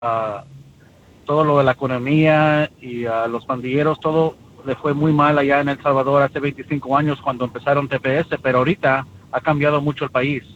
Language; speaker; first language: Spanish; early bilingual, heritage; Spanish